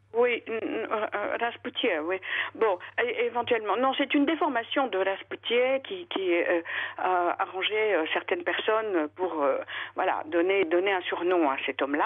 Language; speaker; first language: French; native; French